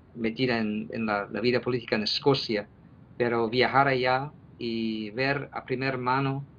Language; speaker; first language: Spanish; non-native, fluent; English